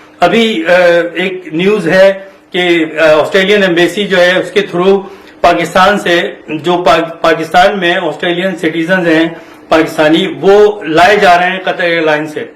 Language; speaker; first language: Urdu; native; Urdu